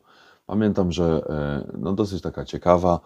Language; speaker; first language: Polish; native; Polish